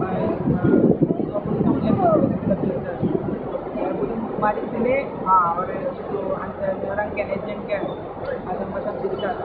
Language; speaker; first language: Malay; non-native, learner; Bangla